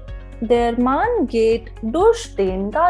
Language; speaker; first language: German; non-native, fluent; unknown